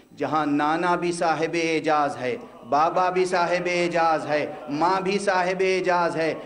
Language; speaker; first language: Urdu; native; Urdu